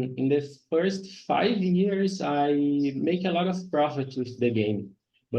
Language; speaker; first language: English; non-native, learner; Portuguese